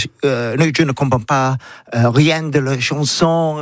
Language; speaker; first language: French; non-native, learner; English